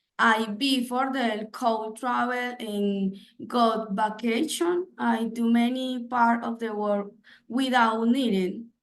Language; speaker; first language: English; non-native, learner; Spanish